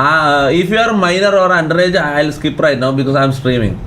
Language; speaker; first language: English; non-native, local second language; Malayalam